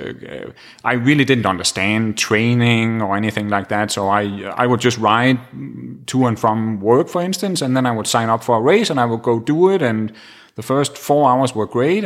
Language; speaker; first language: English; non-native, fluent; Danish